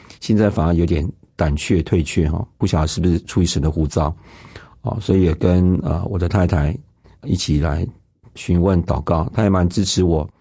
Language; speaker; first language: Chinese; non-native, local second language; Hakka Chinese